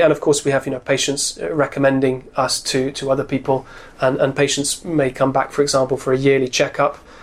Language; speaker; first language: English; native; English